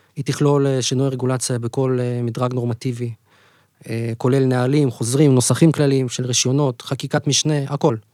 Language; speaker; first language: Hebrew; native; Hebrew